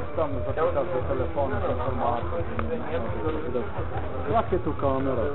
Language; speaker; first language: Polish; non-native, learner; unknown